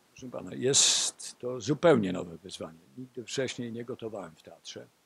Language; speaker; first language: Polish; native; Polish